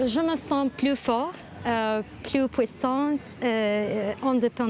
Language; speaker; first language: French; non-native, learner; Arabic